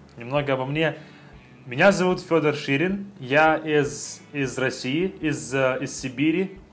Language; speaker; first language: Russian; native; Russian